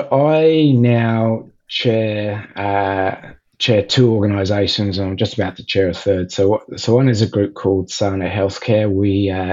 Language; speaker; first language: English; native; English